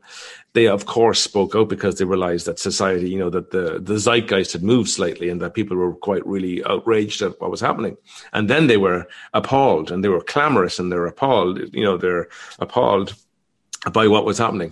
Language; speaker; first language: English; native; English